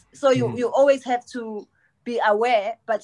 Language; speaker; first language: English; non-native, local second language; Zulu